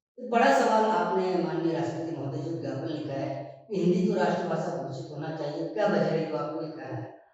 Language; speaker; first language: Hindi; native; Hindi